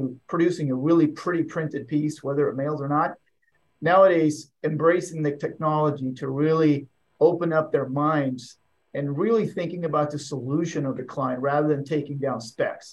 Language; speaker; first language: English; non-native, fluent; Swedish